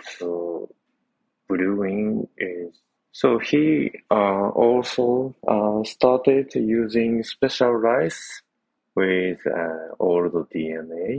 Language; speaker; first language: English; non-native, learner; Japanese